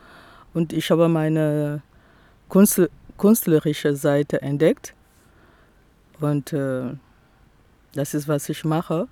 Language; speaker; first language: German; non-native, fluent; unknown